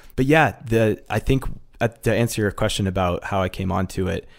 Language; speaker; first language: English; native; English